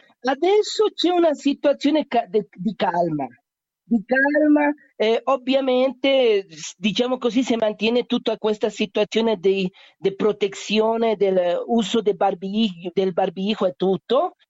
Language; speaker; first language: Italian; non-native, learner; Spanish